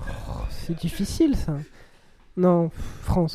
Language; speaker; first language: French; early bilingual, other home language; Arabic